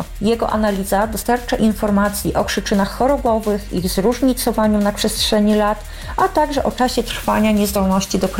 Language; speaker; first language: Polish; native; Polish